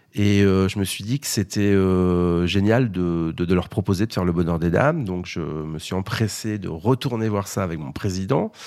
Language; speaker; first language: French; native; French